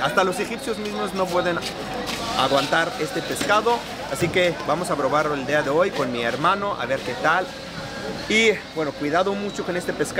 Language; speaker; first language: Spanish; non-native, fluent; Arabic